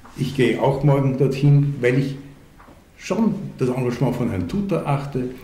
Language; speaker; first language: German; early bilingual, other home language; Hungarian